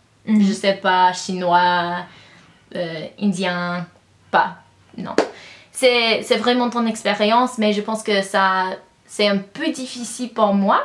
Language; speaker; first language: French; non-native, learner; English